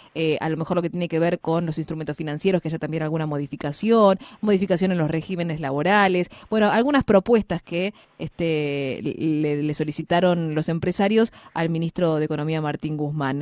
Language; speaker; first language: Spanish; native; Spanish